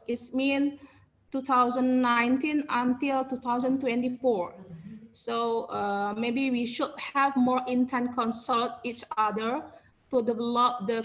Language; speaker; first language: English; non-native, learner; Indonesian